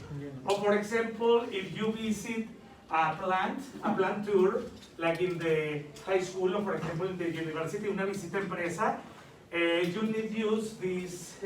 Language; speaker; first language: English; non-native, learner; Spanish